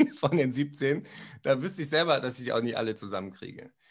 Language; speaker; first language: German; native; German